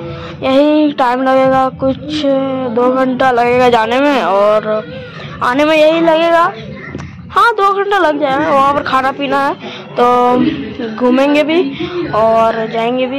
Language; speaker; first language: Hindi; non-native, local second language; Bangla